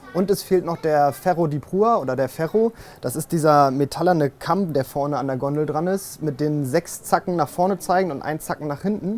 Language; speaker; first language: German; native; German